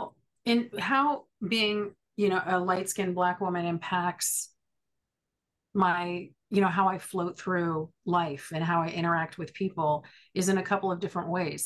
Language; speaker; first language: English; native; English